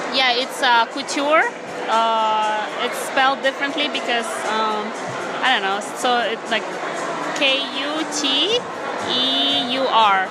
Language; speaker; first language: English; non-native, fluent; Ukrainian